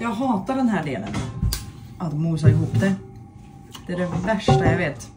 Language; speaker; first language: Swedish; native; Swedish